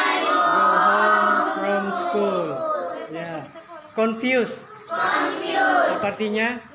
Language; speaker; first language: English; non-native, learner; Indonesian